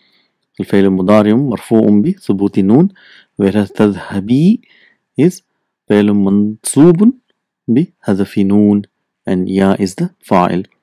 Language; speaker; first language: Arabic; non-native, fluent; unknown